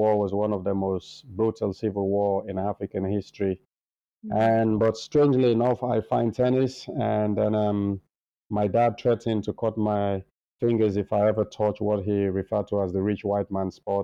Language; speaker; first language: English; non-native, local second language; Krio